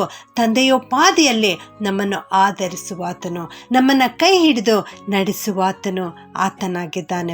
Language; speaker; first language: Kannada; native; Kannada